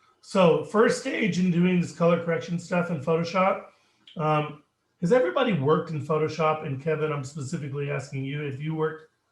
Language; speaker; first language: English; native; English